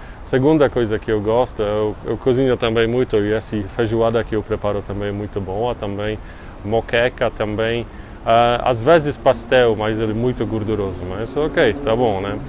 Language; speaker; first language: Portuguese; non-native, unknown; Polish